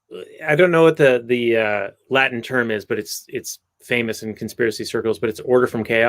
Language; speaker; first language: English; native; English